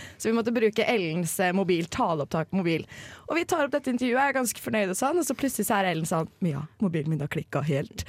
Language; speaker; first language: Norwegian; native; Norwegian